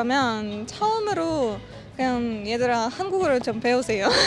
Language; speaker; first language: Korean; non-native, fluent; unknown